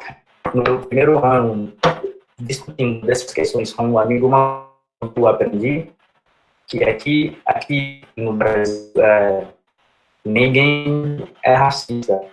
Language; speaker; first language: Portuguese; non-native, fluent; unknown